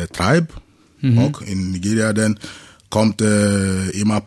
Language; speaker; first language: German; non-native, learner; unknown